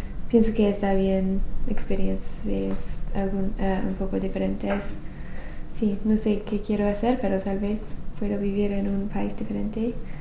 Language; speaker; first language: Spanish; non-native, learner; English